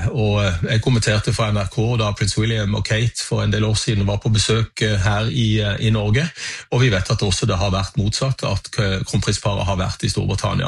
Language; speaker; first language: Norwegian; native; Norwegian